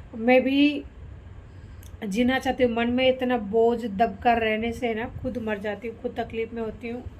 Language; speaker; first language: Hindi; non-native, local second language; Bangla